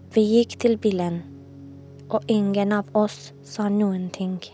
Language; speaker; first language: Norwegian; non-native, learner; Persian